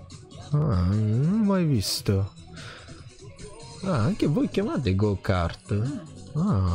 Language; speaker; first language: Italian; non-native, learner; Japanese